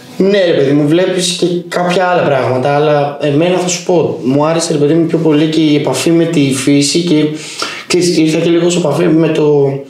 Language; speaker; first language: Greek; early bilingual, other home language; Albanian